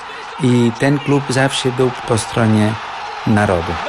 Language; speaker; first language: Polish; non-native, fluent; Catalan